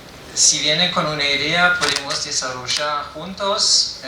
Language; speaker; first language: Spanish; non-native, fluent; German